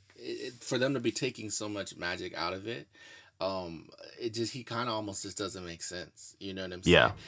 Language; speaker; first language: English; native; English